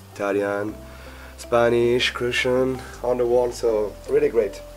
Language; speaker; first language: English; non-native, learner; French